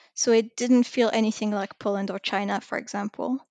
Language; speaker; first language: English; non-native, fluent; French